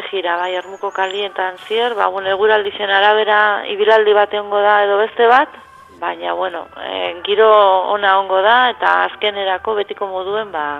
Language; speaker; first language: Basque; native; Basque